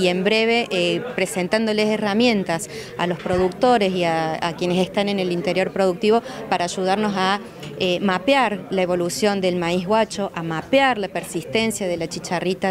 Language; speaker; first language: Spanish; native; Spanish